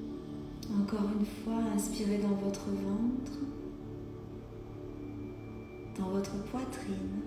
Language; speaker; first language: French; native; French